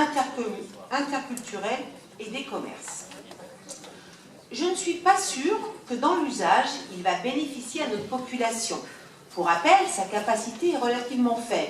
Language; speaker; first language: French; native; French